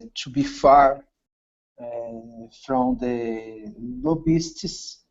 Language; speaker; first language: English; non-native, learner; Portuguese